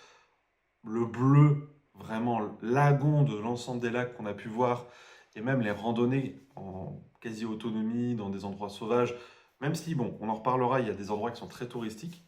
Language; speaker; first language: French; native; French